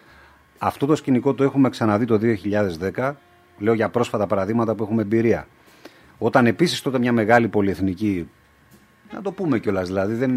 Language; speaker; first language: Greek; native; Greek